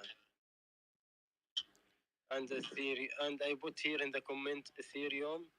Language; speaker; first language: English; non-native, learner; Arabic